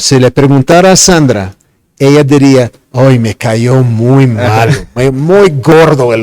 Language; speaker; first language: Spanish; non-native, fluent; English